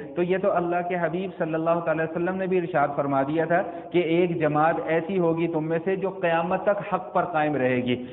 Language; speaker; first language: Urdu; non-native, local second language; Punjabi